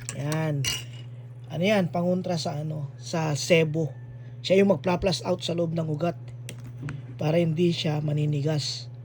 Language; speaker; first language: Filipino; non-native, local second language; Iloko